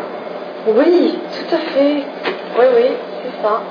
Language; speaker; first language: French; non-native, fluent; English